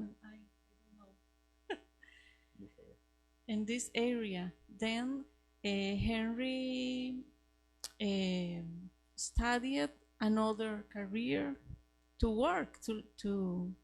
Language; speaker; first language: English; non-native, learner; Spanish